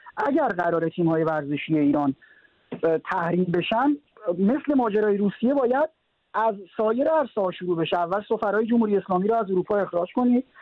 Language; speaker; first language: Persian; native; Persian